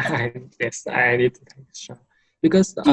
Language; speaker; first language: English; non-native, learner; Vietnamese